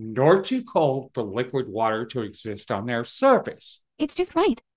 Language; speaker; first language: English; native; English